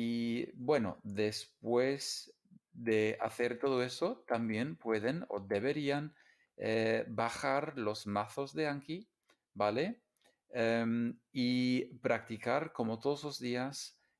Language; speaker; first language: Spanish; non-native, fluent; English